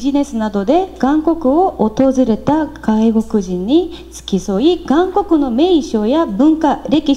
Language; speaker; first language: Japanese; non-native, fluent; Korean